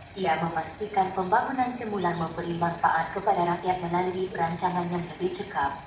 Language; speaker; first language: Malay; native; Malay